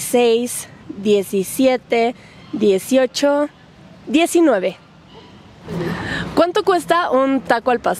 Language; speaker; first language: Spanish; native; Spanish